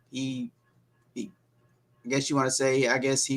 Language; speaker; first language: English; native; English